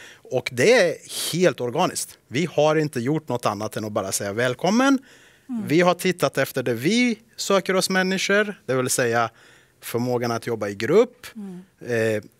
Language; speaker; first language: Swedish; early bilingual, other home language; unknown